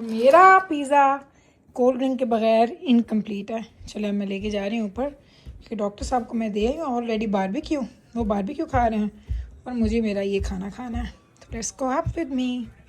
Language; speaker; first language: Urdu; non-native, local second language; Punjabi